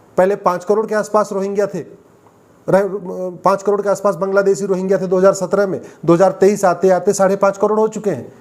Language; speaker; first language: Hindi; native; Hindi